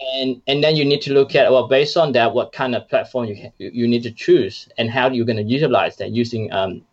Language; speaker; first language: English; non-native, fluent; Chinese